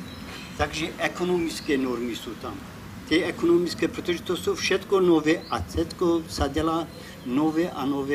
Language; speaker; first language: Czech; non-native, fluent; Kurdish